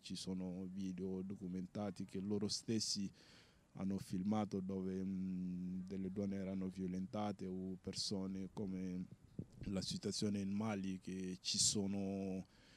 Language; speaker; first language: Italian; non-native, fluent; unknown